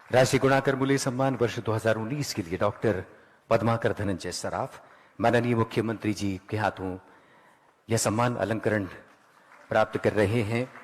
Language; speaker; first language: Hindi; native; Hindi